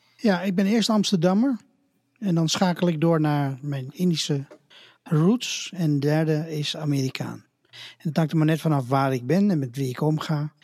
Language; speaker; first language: Dutch; native; Dutch